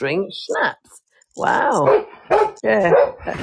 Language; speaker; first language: English; native; English